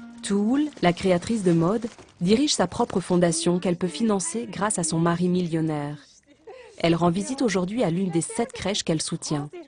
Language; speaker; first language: French; native; French